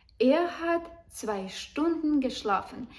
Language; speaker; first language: German; non-native, fluent; Ukrainian